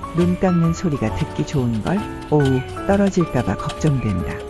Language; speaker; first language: Korean; native; Korean